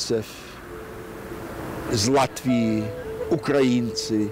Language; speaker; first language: Polish; non-native, local second language; Yiddish